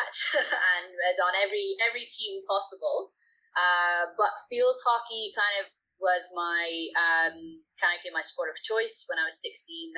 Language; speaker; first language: English; native; English